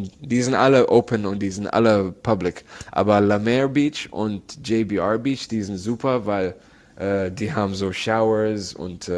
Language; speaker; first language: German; non-native, learner; Arabic